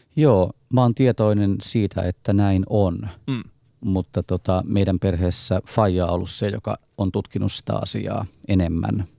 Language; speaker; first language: Finnish; native; Finnish